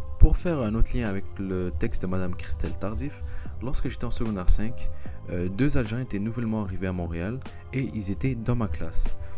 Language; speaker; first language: French; early bilingual, other home language; Berber languages